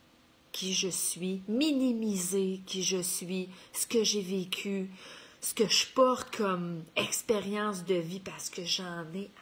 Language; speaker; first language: French; native; French